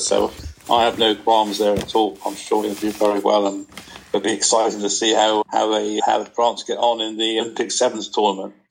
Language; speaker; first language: English; native; English